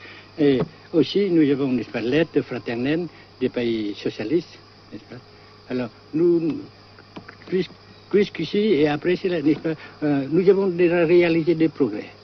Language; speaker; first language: French; non-native, fluent; Vietnamese